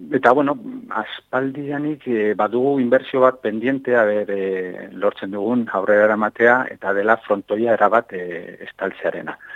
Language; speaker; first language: Basque; non-native, local second language; Spanish